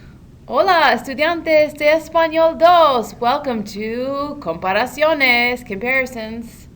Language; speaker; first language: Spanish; non-native, learner; English